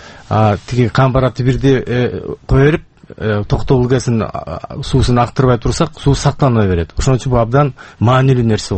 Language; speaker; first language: Kyrgyz; native; Kyrgyz